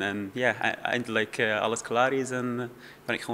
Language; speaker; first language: Dutch; non-native, fluent; Persian